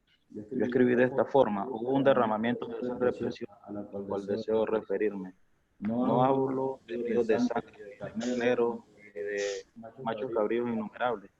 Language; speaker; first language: Spanish; native; Spanish